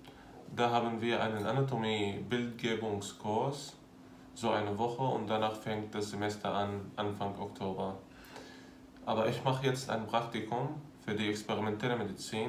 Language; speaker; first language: German; non-native, fluent; Arabic